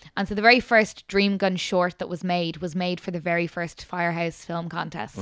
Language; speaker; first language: English; native; English